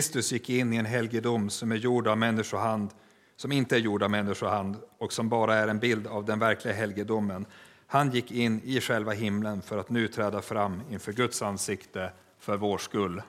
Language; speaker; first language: Swedish; native; Swedish